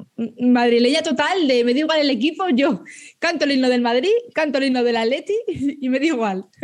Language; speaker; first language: Spanish; native; Spanish